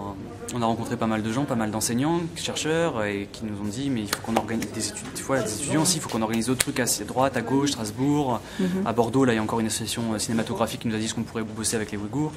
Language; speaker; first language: French; native; French